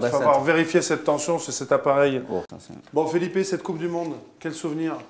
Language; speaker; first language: French; native; French